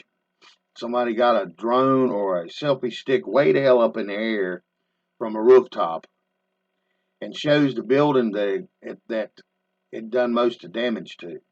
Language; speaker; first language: English; native; English